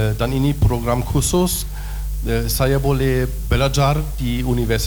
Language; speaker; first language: Indonesian; non-native, learner; German